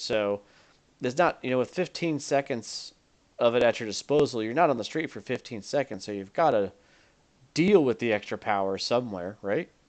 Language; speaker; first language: English; native; English